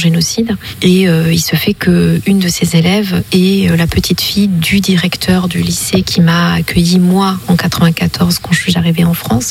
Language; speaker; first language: French; non-native, local second language; Kinyarwanda